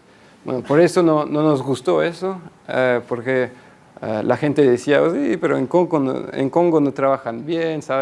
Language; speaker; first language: Spanish; non-native, fluent; French